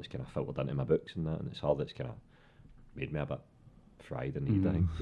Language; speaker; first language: English; non-native, local second language; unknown